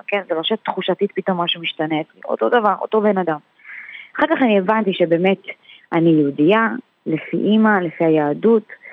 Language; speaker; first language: Hebrew; non-native, fluent; Russian